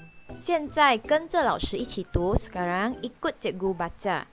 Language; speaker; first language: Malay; non-native, local second language; Chinese